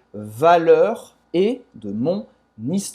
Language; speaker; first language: French; non-native, fluent; Portuguese